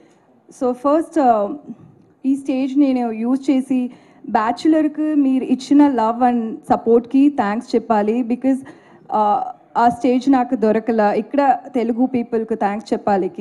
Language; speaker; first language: Telugu; non-native, learner; Tamil